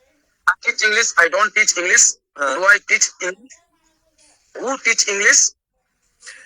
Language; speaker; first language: English; non-native, learner; Hindi